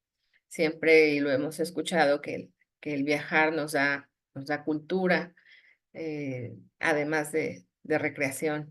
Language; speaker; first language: Spanish; native; Spanish